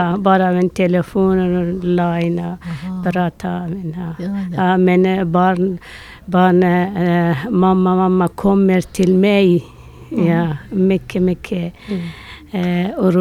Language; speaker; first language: Swedish; non-native, learner; Persian